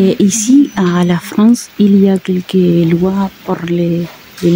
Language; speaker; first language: French; non-native, learner; Spanish